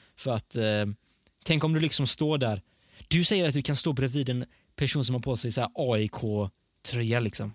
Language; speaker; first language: Swedish; early bilingual, other home language; Persian